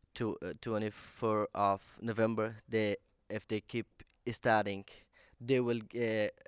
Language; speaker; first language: English; non-native, learner; Persian